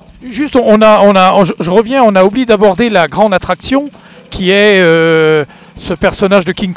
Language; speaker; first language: French; native; French